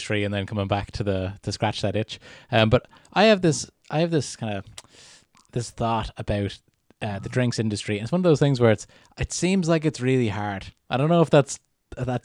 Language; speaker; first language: English; native; English